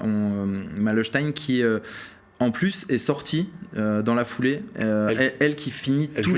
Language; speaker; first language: French; native; French